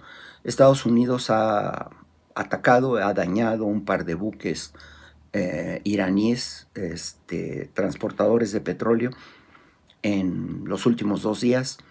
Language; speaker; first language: Spanish; native; Spanish